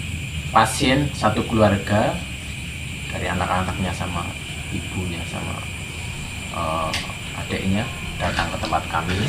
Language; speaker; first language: Indonesian; native; Indonesian